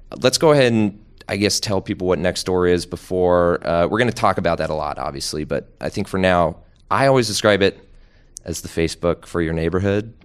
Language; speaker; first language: English; native; English